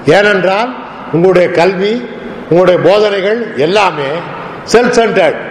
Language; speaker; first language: Tamil; native; Tamil